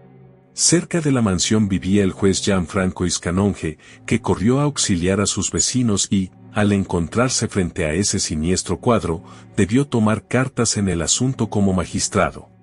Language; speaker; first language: Spanish; native; Spanish